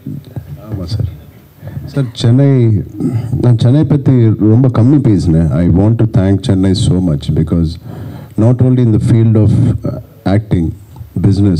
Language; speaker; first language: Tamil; non-native, local second language; Telugu